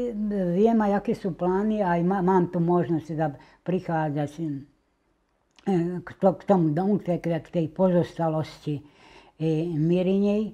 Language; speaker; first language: Slovak; native; Slovak